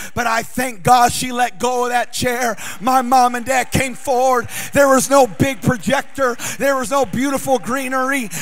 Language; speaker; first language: English; native; English